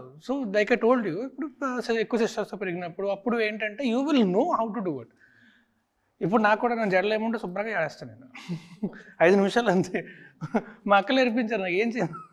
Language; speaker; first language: Telugu; native; Telugu